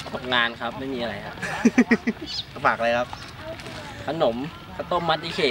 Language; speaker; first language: Thai; native; Thai